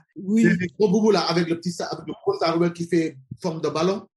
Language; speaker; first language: French; non-native, local second language; Wolof